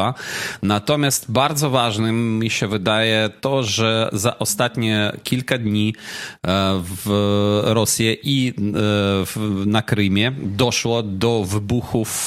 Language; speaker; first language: Polish; non-native, fluent; Ukrainian